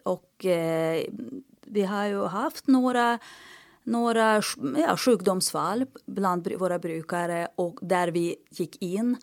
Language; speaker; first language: Swedish; non-native, fluent; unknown